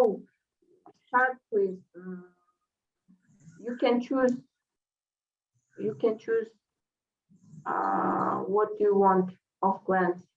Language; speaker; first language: English; non-native, fluent; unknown